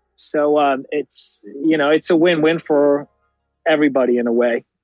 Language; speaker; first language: English; non-native, fluent; French